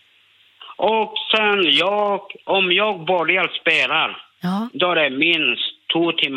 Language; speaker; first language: Swedish; non-native, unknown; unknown